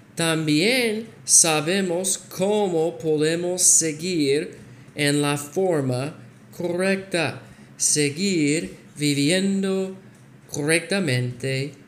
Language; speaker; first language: Spanish; non-native, fluent; English